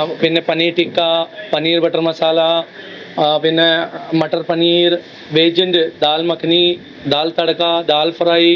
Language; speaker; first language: Malayalam; non-native, local second language; Hindi